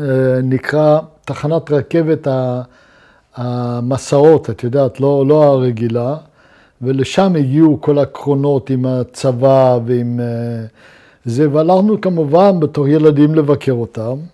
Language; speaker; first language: Hebrew; non-native, fluent; Luxembourgish